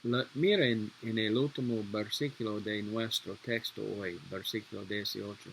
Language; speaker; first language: Spanish; non-native, learner; English